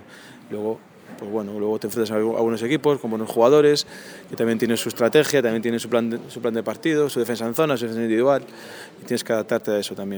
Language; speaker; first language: Spanish; native; Spanish